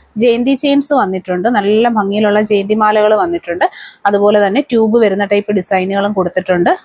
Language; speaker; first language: Malayalam; native; Malayalam